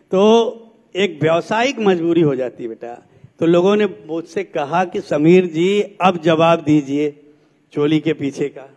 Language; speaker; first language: Hindi; native; Hindi